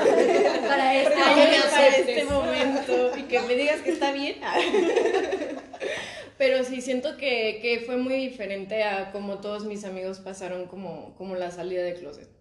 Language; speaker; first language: Spanish; native; Spanish